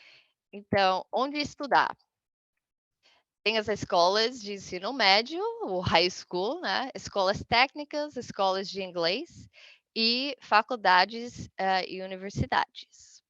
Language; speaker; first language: Portuguese; non-native, fluent; English